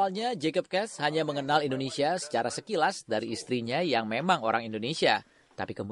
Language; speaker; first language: Indonesian; native; Indonesian